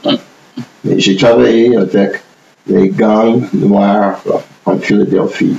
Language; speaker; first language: French; non-native, fluent; English